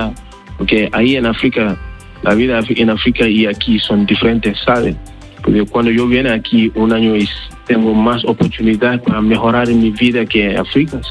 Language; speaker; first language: Spanish; non-native, learner; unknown